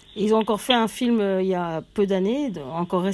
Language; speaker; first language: French; native; French